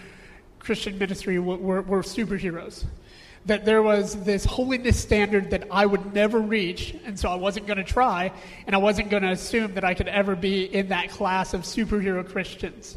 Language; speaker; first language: English; native; English